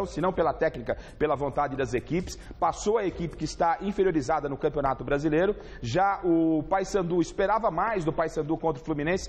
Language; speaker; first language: Portuguese; native; Portuguese